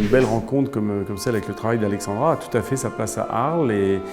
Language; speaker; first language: French; native; French